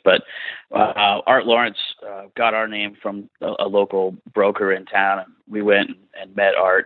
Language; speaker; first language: English; native; English